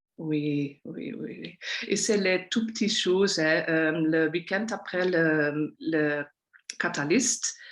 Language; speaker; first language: French; non-native, local second language; Dutch